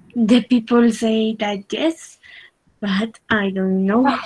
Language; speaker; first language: English; non-native, learner; Spanish